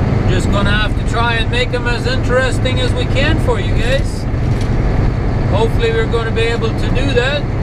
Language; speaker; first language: English; non-native, fluent; Low German